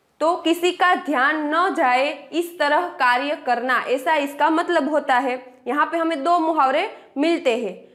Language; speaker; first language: Hindi; non-native, local second language; Gujarati